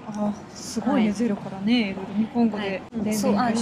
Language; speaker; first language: Japanese; non-native, fluent; Russian